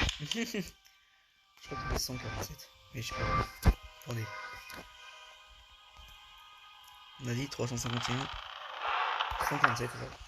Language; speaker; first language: French; native; French